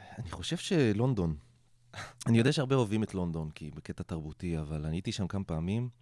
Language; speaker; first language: Hebrew; non-native, local second language; Arabic